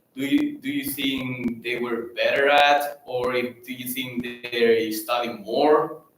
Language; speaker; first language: English; non-native, fluent; Catalan